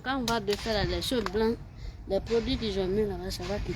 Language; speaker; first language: French; non-native, local second language; Fula